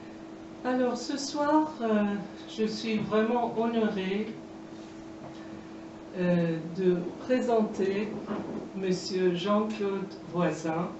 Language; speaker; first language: French; non-native, fluent; Persian